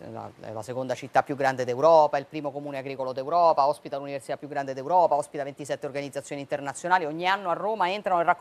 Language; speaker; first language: Italian; native; Italian